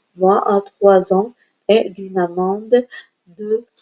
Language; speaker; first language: French; non-native, local second language; Arabic